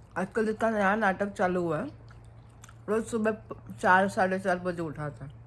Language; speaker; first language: Hindi; non-native, local second language; Bangla